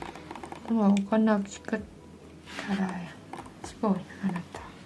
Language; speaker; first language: Japanese; non-native, learner; Vietnamese